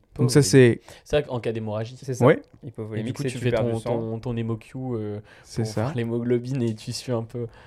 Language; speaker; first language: French; native; French